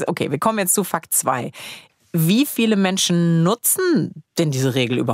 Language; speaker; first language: German; native; German